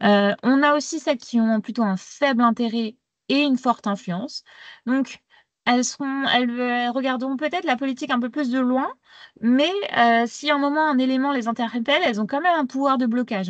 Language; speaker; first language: French; native; French